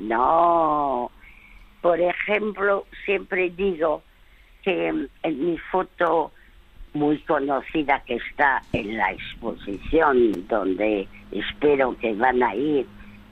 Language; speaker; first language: Spanish; early bilingual, other home language; French